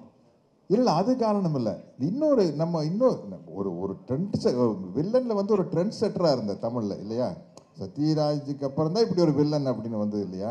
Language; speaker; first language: Tamil; native; Tamil